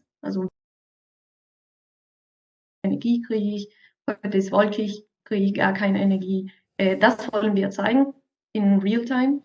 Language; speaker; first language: German; non-native, fluent; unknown